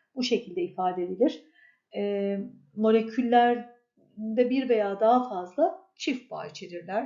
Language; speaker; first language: Turkish; native; Turkish